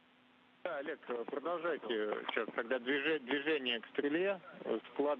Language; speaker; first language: Russian; native; Russian